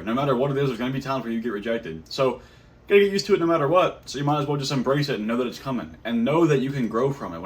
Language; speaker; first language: English; native; English